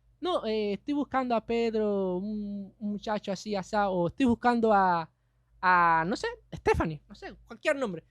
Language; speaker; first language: Spanish; native; Spanish